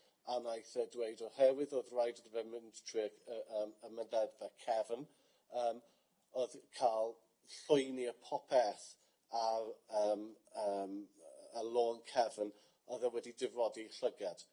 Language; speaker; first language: Welsh; non-native, fluent; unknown